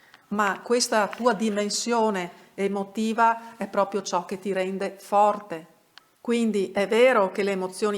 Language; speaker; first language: Italian; native; Italian